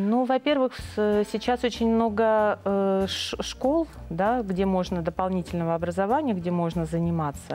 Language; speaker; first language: Russian; native; Russian